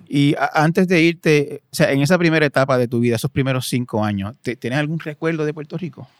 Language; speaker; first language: Spanish; native; Spanish